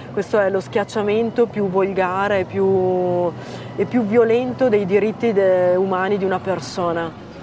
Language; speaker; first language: Italian; native; Italian